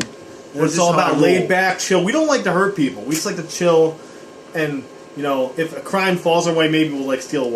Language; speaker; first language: English; native; English